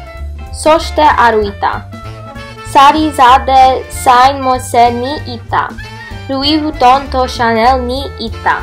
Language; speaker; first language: Japanese; non-native, learner; English